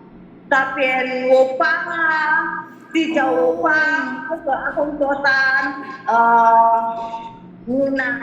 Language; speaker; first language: Chinese; non-native, learner; Indonesian